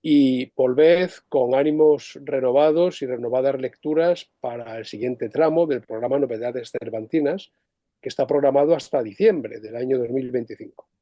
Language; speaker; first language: Spanish; native; Spanish